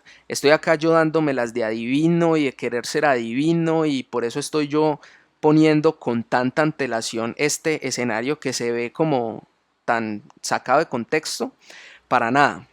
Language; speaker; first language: Spanish; native; Spanish